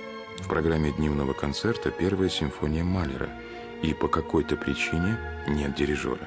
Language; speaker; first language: Russian; native; Russian